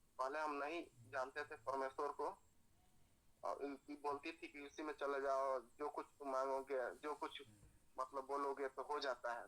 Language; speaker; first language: Hindi; native; Hindi